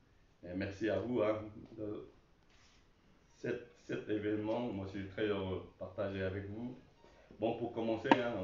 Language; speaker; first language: French; non-native, learner; Chinese